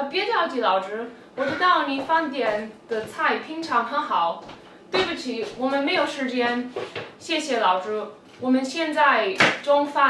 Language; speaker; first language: Chinese; non-native, learner; English